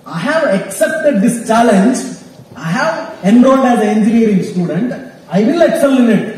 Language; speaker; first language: English; non-native, local second language; Kannada